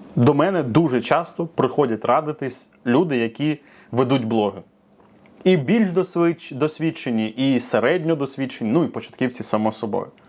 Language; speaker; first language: Ukrainian; non-native, local second language; Russian